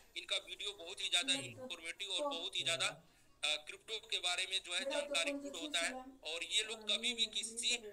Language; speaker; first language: Hindi; native; Hindi